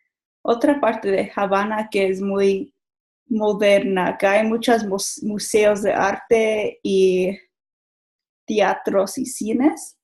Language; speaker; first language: Spanish; non-native, learner; English